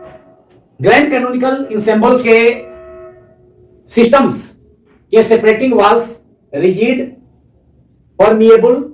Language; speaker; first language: Hindi; native; Hindi